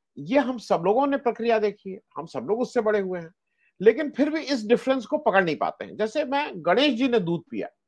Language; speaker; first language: Hindi; native; Hindi